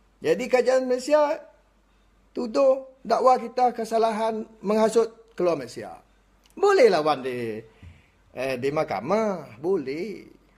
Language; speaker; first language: Malay; non-native, local second language; Iban